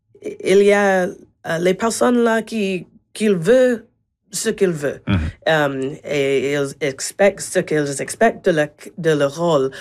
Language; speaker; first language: French; non-native, learner; English